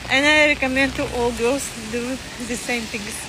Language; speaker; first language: English; non-native, learner; Russian